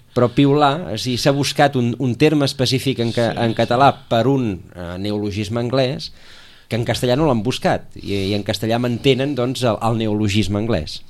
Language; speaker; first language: Catalan; native; Catalan